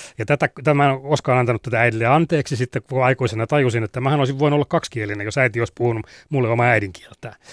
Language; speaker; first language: Finnish; native; Finnish